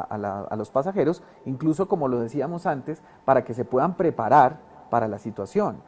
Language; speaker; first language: Spanish; native; Spanish